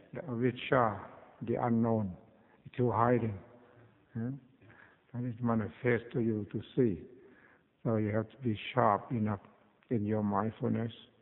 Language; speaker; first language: English; non-native, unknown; Thai